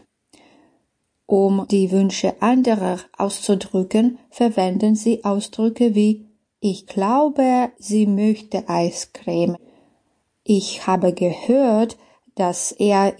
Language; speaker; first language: German; non-native, fluent; Belarusian